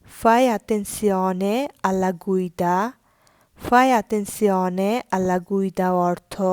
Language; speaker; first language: Bangla; native; Bangla